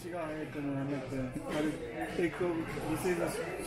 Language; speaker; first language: English; non-native, learner; Japanese